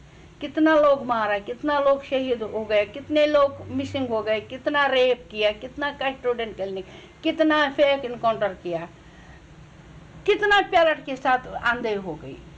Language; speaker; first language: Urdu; non-native, local second language; Kashmiri